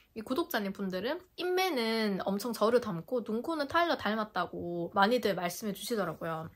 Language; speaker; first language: Korean; native; Korean